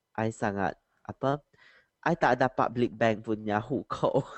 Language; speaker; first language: English; non-native, fluent; Japanese